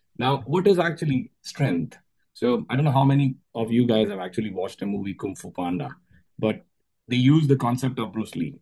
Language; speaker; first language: English; non-native, local second language; Urdu